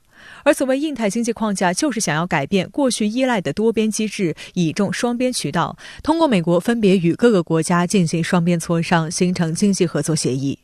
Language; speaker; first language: Chinese; native; Chinese